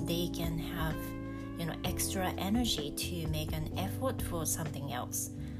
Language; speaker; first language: English; non-native, fluent; Japanese